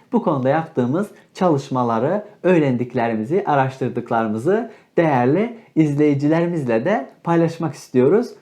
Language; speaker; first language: Turkish; native; Turkish